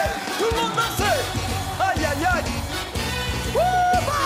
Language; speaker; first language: French; native; French